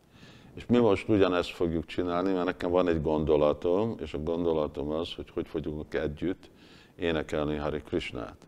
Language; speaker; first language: Hungarian; early bilingual, heritage; Hungarian